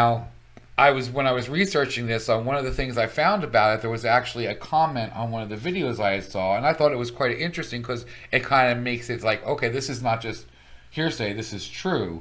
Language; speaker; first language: English; native; English